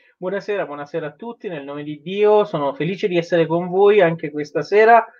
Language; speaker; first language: Italian; non-native, fluent; Persian